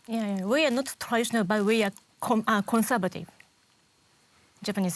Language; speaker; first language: English; non-native, learner; Japanese